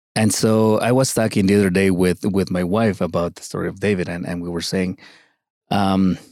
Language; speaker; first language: English; early bilingual, other home language; Spanish